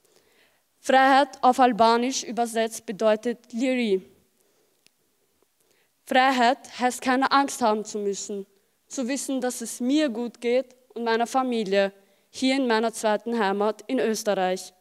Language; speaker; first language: German; early bilingual, other home language; Albanian